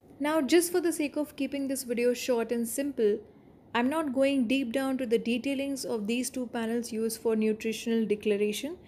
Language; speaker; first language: English; non-native, local second language; Hindi